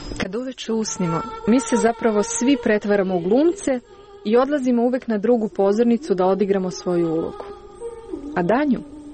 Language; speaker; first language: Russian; non-native, fluent; Serbian